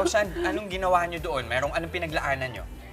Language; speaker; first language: Filipino; native; Filipino